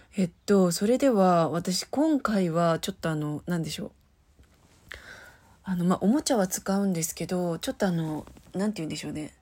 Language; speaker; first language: Japanese; native; Japanese